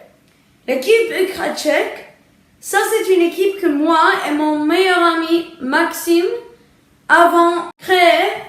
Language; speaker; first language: French; early bilingual, other home language; Czech